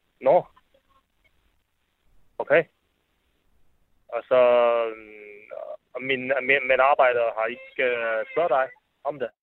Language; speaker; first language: Danish; non-native, learner; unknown